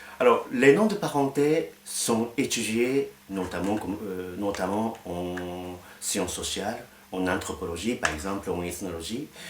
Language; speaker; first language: French; non-native, fluent; Japanese